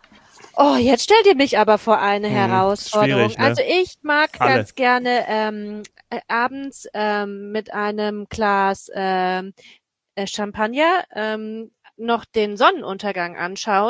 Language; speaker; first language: German; native; German